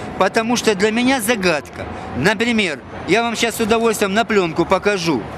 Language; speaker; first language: Russian; native; Russian